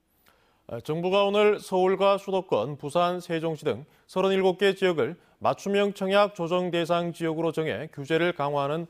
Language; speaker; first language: Korean; native; Korean